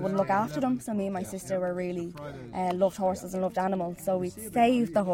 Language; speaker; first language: English; native; English